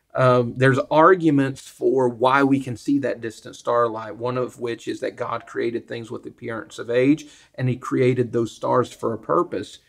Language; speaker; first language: English; native; English